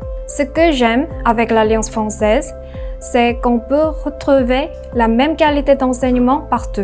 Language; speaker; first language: French; non-native, learner; Korean